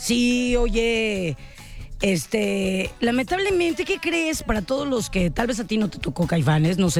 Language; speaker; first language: Spanish; native; Spanish